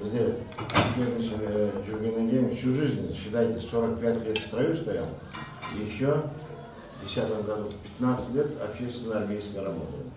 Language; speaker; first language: Russian; non-native, local second language; Kazakh